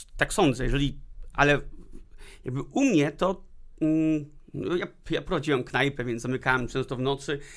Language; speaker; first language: Polish; early bilingual, heritage; Polish